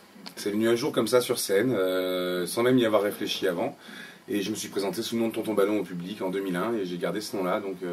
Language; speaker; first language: French; native; French